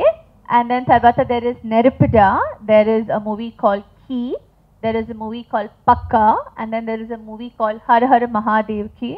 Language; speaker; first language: Telugu; non-native, fluent; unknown